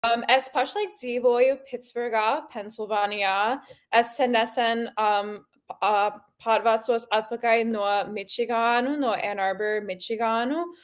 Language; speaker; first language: Latvian; early bilingual, heritage; Latvian